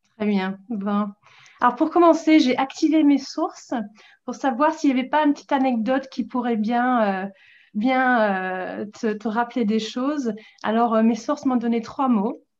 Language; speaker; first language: French; non-native, fluent; English